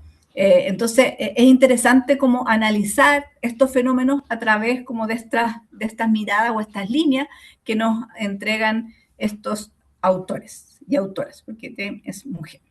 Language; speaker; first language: Spanish; native; Spanish